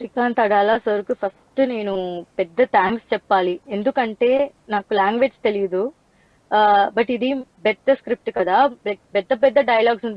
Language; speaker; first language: Telugu; non-native, learner; Tamil